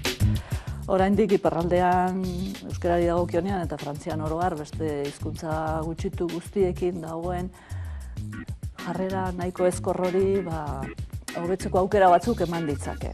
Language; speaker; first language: Basque; native; Basque